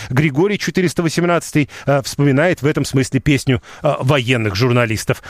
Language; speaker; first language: Russian; native; Russian